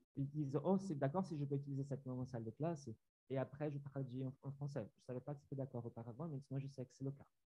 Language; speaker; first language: French; non-native, fluent; Portuguese